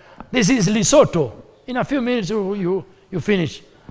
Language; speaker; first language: English; non-native, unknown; Portuguese